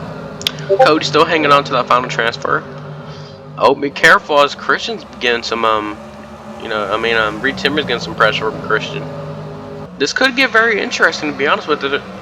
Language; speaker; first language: English; native; English